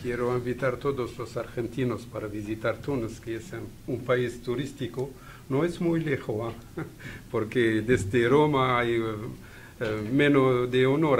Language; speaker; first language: Spanish; non-native, fluent; Arabic